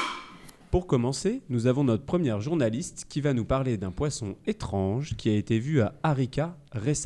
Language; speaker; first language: French; native; French